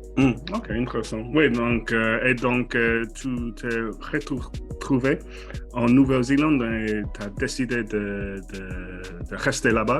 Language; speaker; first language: French; non-native, fluent; English